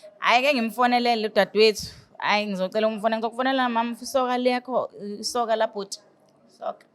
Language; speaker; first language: Zulu; native; Zulu